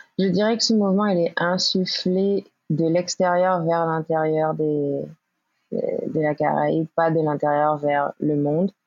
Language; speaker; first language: French; native; French